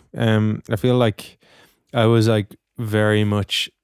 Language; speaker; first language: English; native; English